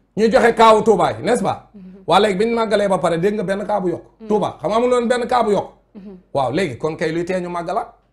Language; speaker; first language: Wolof; native; Wolof